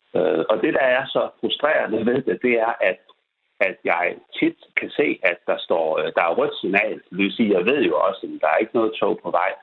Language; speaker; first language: Danish; native; Danish